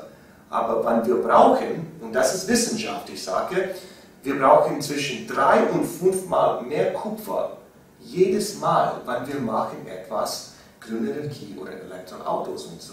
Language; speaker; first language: German; non-native, learner; English